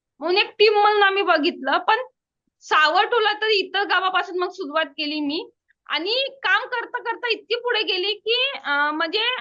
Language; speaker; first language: Marathi; native; Marathi